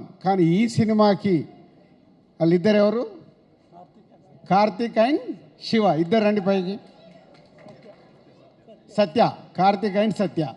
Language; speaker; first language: Telugu; native; Telugu